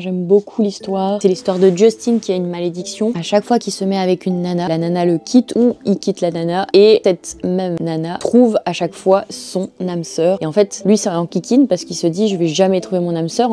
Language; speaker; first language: French; native; French